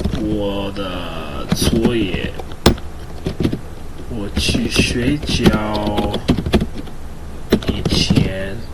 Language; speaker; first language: Chinese; non-native, learner; English